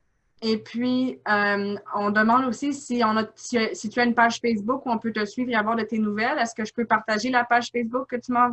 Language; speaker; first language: French; native; French